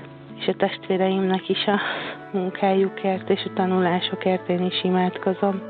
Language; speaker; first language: Hungarian; native; Hungarian